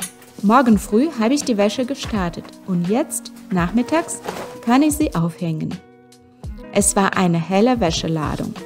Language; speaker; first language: German; non-native, fluent; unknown